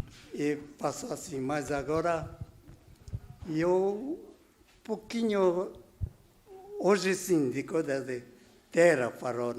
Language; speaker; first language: Portuguese; non-native, learner; Japanese